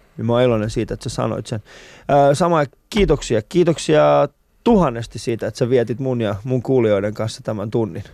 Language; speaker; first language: Finnish; early bilingual, other home language; Persian